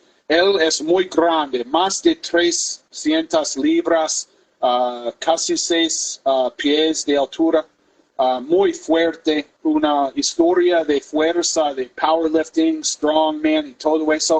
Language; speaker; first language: Spanish; non-native, fluent; English